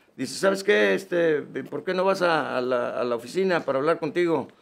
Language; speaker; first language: Spanish; native; Spanish